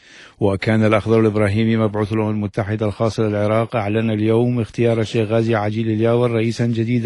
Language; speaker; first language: Arabic; native; Arabic